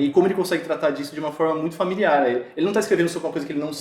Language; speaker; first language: Portuguese; native; Portuguese